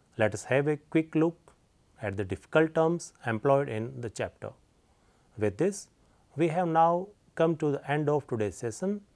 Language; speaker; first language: English; non-native, local second language; Hindi